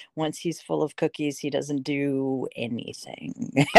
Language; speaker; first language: English; native; English